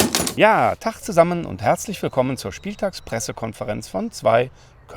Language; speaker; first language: German; native; German